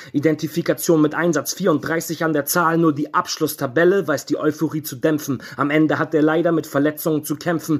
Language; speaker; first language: German; native; German